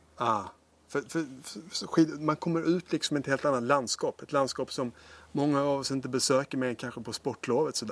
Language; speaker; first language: Swedish; native; Swedish